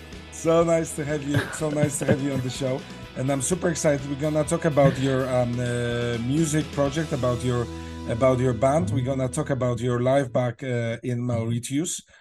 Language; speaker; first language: English; non-native, fluent; Polish